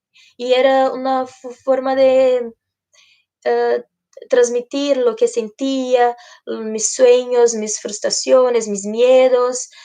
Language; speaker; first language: Spanish; non-native, fluent; Portuguese